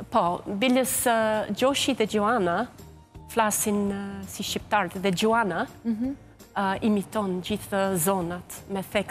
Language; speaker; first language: Albanian; non-native, fluent; English